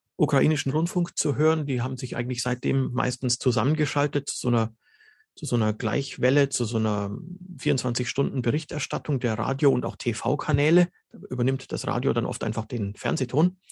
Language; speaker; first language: German; early bilingual, other home language; Slovenian